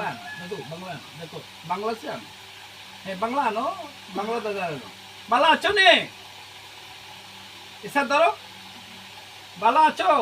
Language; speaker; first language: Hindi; non-native, local second language; Bangla